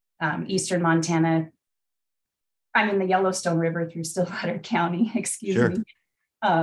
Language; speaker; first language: English; native; English